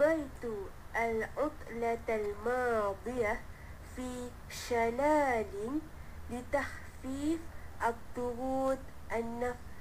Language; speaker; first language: Arabic; non-native, learner; Malay